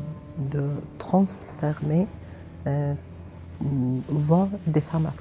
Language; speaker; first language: French; non-native, learner; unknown